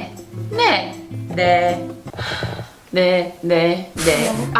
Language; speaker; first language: Korean; early bilingual, heritage; English